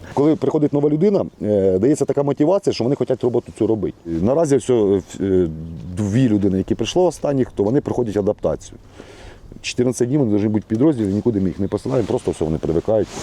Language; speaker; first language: Ukrainian; native; Ukrainian